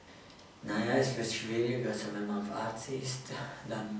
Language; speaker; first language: German; non-native, fluent; Kurdish